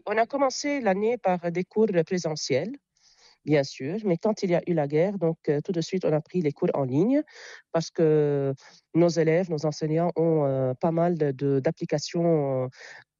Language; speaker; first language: French; non-native, local second language; Arabic